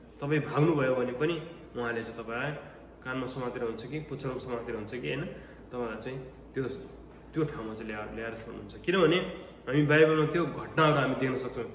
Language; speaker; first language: Nepali; native; Nepali